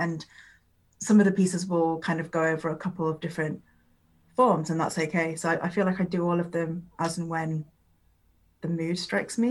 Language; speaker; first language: English; non-native, local second language; Urdu